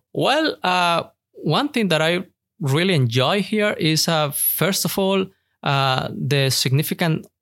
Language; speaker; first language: English; non-native, fluent; Spanish